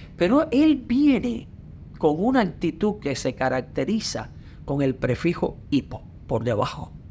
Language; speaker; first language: Spanish; native; Spanish